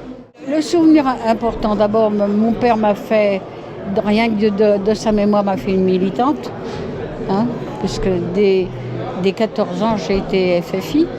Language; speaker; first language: French; native; French